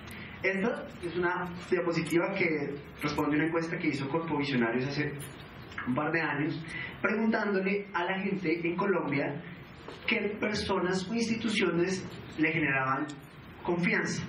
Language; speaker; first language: Spanish; native; Spanish